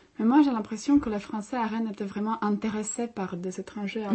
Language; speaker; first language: French; non-native, fluent; Czech